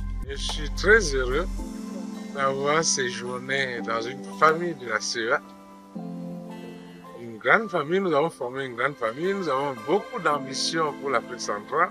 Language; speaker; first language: French; non-native, fluent; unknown